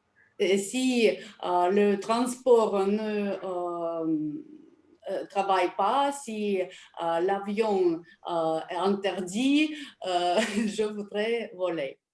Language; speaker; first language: French; non-native, learner; Russian